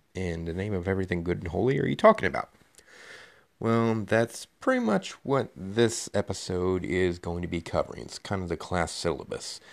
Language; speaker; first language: English; native; English